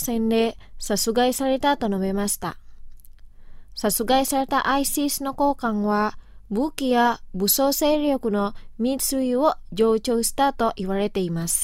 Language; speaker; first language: Japanese; non-native, fluent; Indonesian